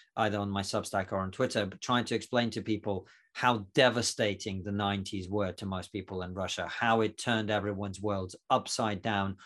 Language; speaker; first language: English; non-native, fluent; Russian